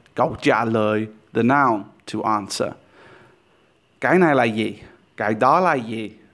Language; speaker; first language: Vietnamese; non-native, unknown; English